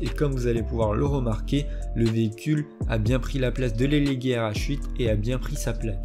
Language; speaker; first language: French; native; French